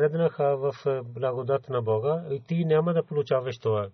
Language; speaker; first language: Bulgarian; non-native, learner; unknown